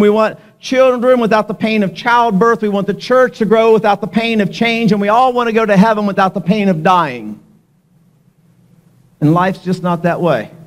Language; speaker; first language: English; native; English